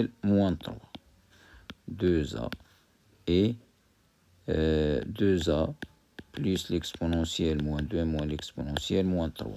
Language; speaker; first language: French; non-native, local second language; Arabic